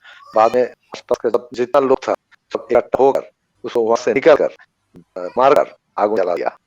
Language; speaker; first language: Hindi; non-native, learner; Bangla